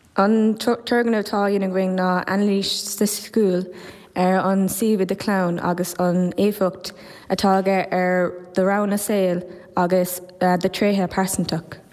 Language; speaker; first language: Irish; native; Irish